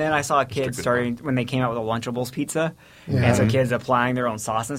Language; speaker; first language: English; native; English